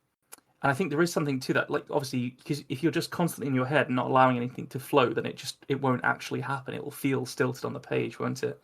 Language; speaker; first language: English; native; English